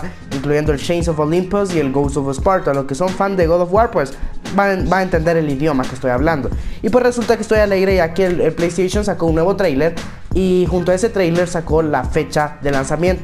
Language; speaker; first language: Spanish; native; Spanish